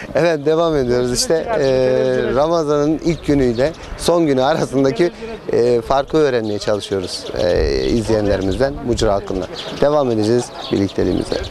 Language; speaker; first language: Turkish; native; Turkish